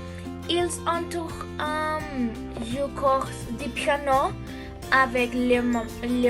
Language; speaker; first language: French; non-native, learner; English